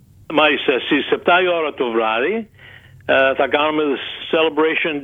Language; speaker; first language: Greek; early bilingual, heritage; Greek